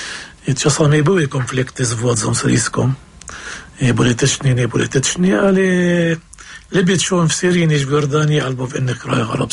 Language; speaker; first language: Polish; non-native, fluent; Arabic